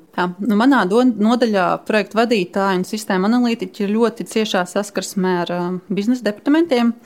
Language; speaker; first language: Latvian; native; Latvian